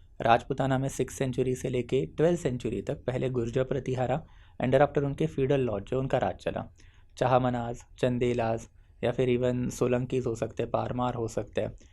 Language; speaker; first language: Hindi; non-native, local second language; Marathi